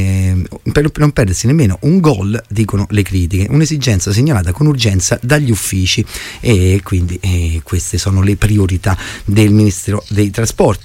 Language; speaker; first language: Italian; native; Italian